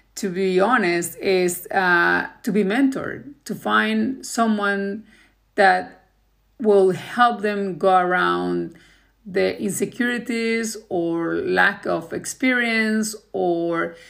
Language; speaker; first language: English; non-native, fluent; Spanish